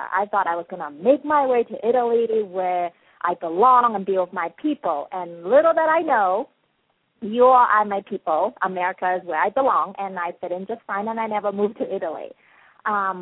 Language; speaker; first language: English; non-native, local second language; Cantonese